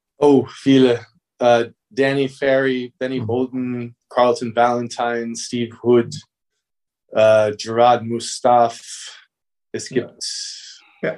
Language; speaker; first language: German; non-native, fluent; English